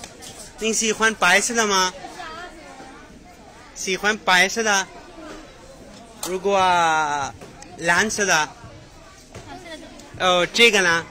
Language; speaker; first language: Chinese; non-native, learner; Pashto